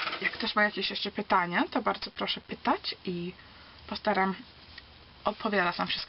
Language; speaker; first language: Polish; early bilingual, heritage; Polish